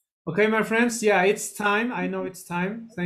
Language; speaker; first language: English; non-native, learner; Spanish